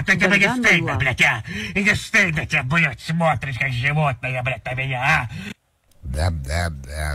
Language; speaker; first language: Russian; native; Russian